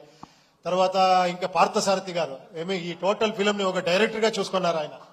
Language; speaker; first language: Telugu; non-native, local second language; Kannada